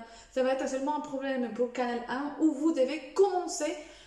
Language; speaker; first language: French; non-native, fluent; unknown